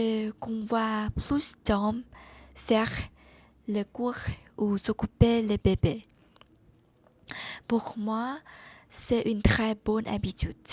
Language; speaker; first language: French; non-native, learner; Vietnamese